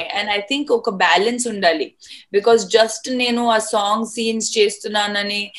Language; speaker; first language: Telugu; non-native, fluent; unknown